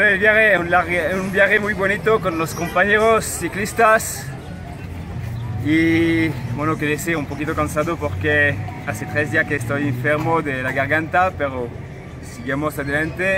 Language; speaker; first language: Spanish; non-native, fluent; French